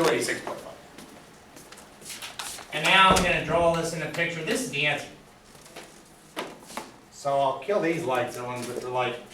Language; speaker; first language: English; native; English